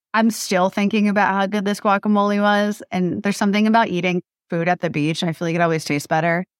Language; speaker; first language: English; native; English